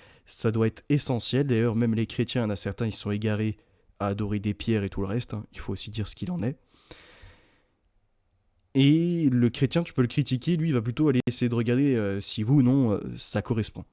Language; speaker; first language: French; native; French